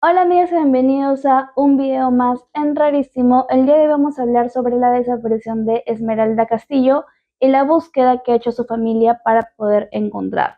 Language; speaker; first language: Spanish; native; Spanish